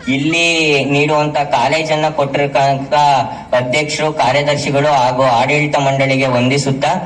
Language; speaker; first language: Kannada; native; Kannada